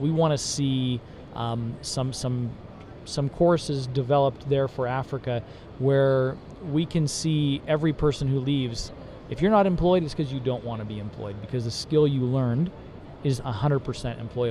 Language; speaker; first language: English; native; English